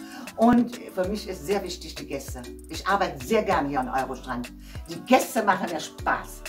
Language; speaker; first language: German; non-native, fluent; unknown